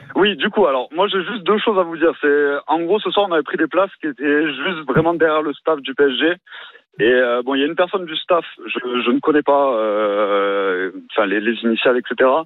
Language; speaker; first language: French; native; French